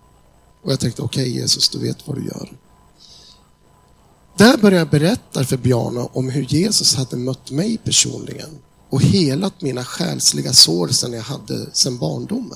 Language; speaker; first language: Swedish; native; Swedish